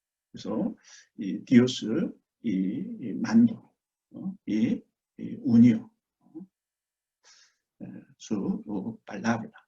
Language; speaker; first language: Spanish; non-native, fluent; Korean